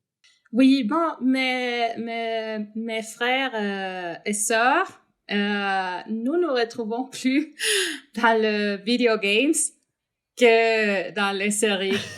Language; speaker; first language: French; non-native, fluent; Spanish